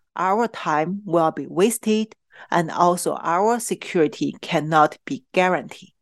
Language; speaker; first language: English; non-native, fluent; Chinese